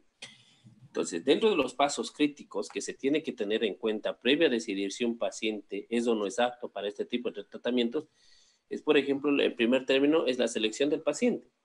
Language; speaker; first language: Spanish; native; Spanish